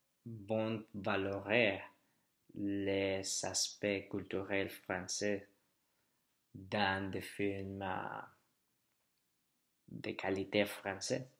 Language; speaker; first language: French; non-native, learner; Spanish